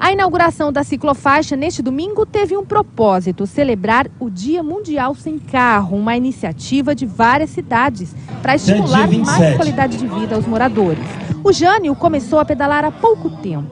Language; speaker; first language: Portuguese; native; Portuguese